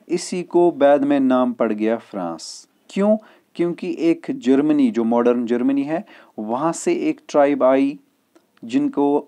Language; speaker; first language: Hindi; non-native, local second language; Kashmiri